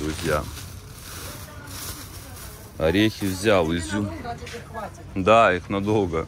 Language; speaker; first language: Russian; native; Russian